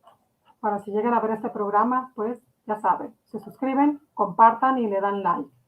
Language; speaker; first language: Spanish; native; Spanish